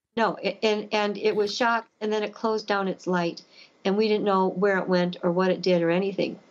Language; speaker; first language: English; native; English